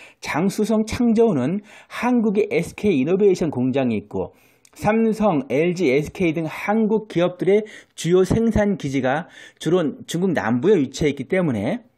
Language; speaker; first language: Korean; native; Korean